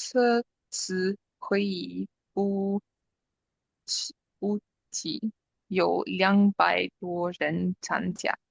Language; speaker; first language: Chinese; non-native, learner; English